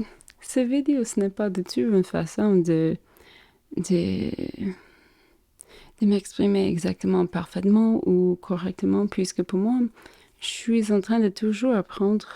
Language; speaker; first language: French; non-native, learner; English